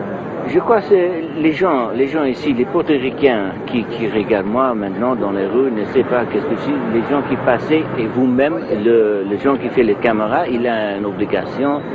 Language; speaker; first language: French; non-native, learner; English